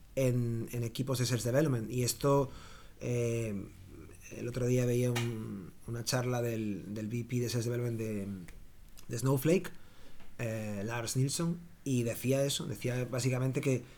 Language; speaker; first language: Spanish; native; Spanish